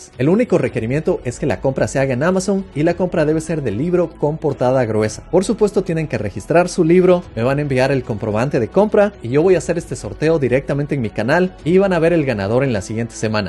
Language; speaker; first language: Spanish; native; Spanish